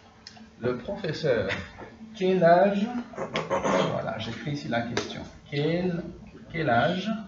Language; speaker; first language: French; non-native, fluent; English